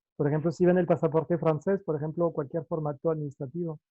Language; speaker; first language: Spanish; non-native, fluent; French